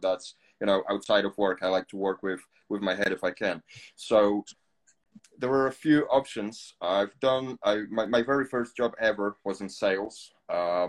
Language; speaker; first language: English; non-native, fluent; Polish